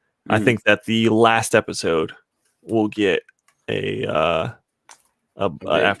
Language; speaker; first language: English; native; English